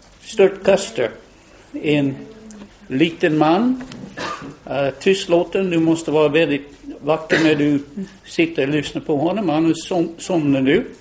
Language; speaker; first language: Swedish; non-native, fluent; English